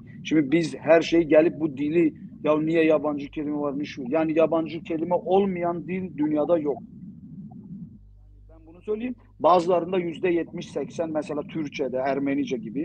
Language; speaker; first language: Turkish; non-native, local second language; Zaza